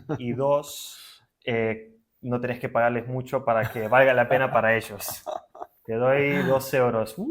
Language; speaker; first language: Spanish; non-native, fluent; Portuguese